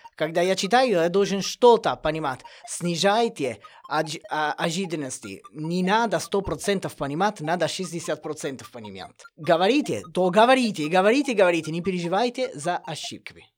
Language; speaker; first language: Russian; non-native, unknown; Italian